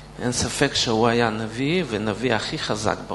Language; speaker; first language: Hebrew; non-native, fluent; Russian